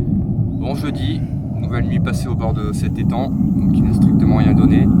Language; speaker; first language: French; native; French